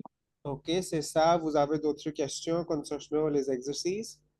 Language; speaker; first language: French; non-native, fluent; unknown